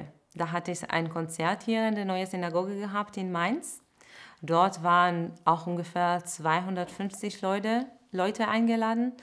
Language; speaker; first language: German; non-native, fluent; Hebrew